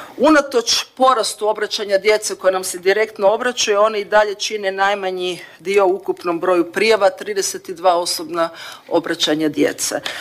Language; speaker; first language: Croatian; native; Croatian